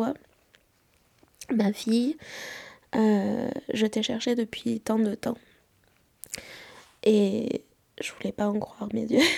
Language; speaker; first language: French; native; French